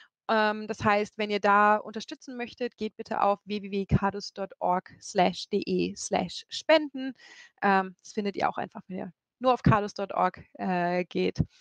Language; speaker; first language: German; native; German